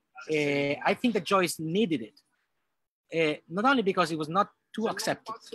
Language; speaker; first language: English; non-native, fluent; Italian